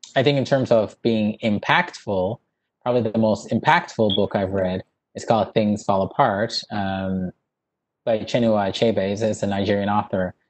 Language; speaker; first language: English; native; English